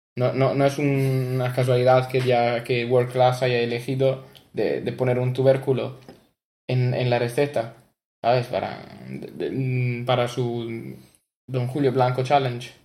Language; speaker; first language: Spanish; non-native, fluent; Italian